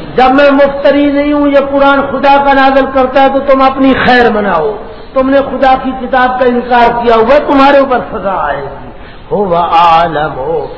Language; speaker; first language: Urdu; non-native, local second language; Punjabi